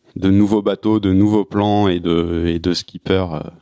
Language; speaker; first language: French; native; French